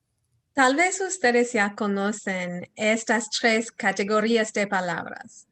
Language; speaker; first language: Spanish; early bilingual, heritage; Spanish